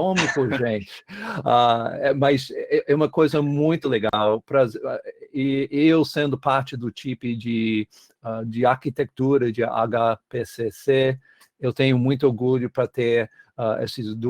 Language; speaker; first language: Portuguese; non-native, fluent; English